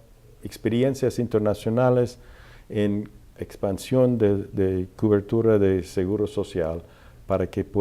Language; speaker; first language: Spanish; non-native, fluent; English